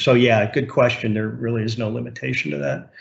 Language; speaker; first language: English; native; English